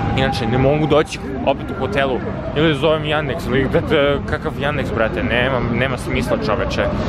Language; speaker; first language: Serbian; early bilingual, heritage; Serbian